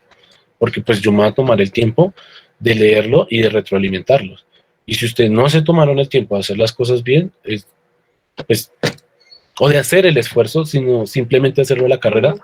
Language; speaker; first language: Spanish; native; Spanish